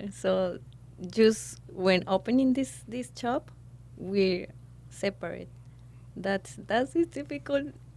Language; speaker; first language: English; non-native, learner; Spanish